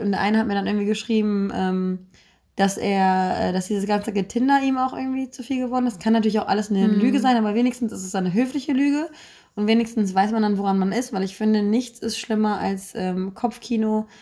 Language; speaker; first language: German; native; German